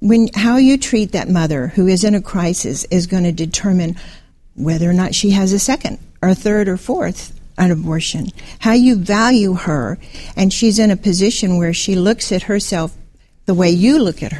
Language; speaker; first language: English; native; English